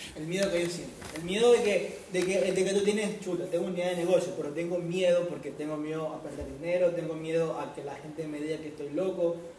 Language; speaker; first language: Spanish; native; Spanish